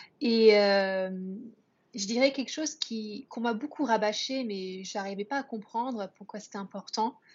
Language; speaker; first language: French; native; French